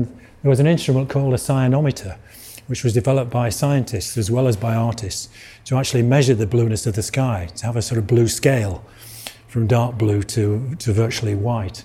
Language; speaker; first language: English; native; English